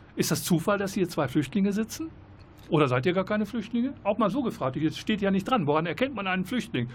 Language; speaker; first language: German; native; German